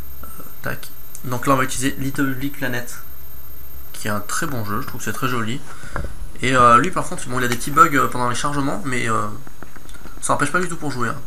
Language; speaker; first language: French; native; French